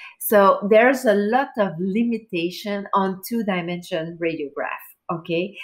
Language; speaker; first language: English; non-native, fluent; French